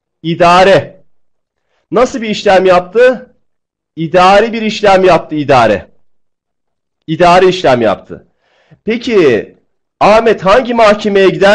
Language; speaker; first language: Turkish; native; Turkish